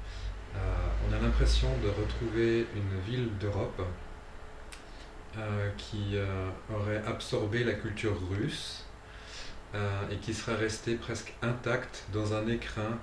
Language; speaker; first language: French; native; French